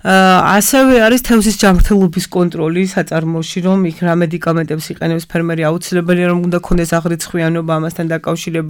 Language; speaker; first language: Georgian; native; Georgian